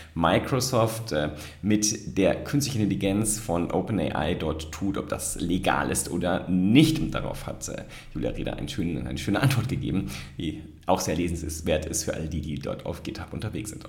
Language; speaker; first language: German; native; German